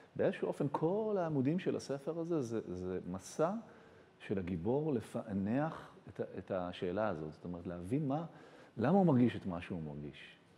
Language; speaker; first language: Hebrew; native; Hebrew